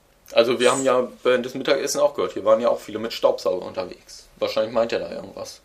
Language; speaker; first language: German; native; German